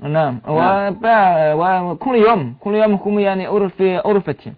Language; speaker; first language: Arabic; non-native, learner; Chinese